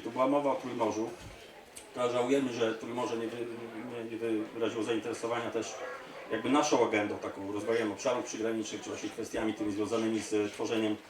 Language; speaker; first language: Polish; native; Polish